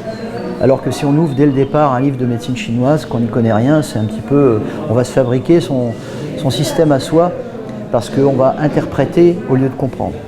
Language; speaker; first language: French; native; French